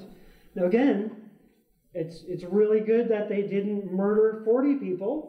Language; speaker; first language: English; native; English